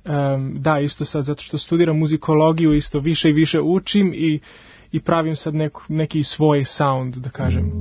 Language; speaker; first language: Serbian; early bilingual, heritage; Serbian